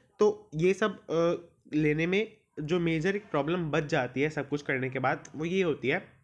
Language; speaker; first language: Hindi; native; Hindi